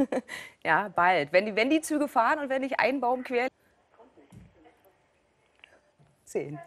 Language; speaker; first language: German; native; German